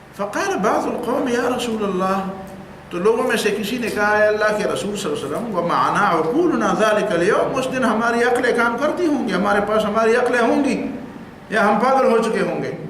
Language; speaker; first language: Urdu; non-native, local second language; Pashto